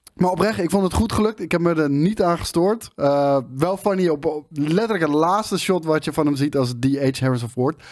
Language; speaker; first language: Dutch; native; Dutch